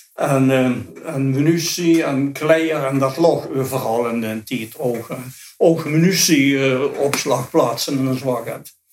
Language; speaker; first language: Dutch; native; Dutch